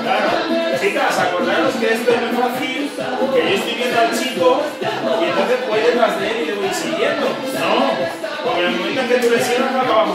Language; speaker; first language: Spanish; native; Spanish